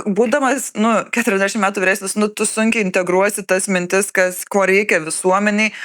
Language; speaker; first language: Lithuanian; native; Lithuanian